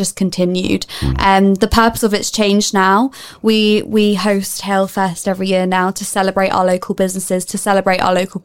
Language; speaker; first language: English; native; English